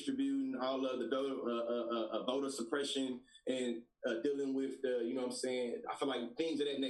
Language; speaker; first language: English; native; English